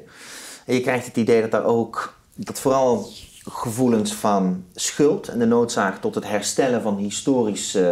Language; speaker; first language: Dutch; native; Dutch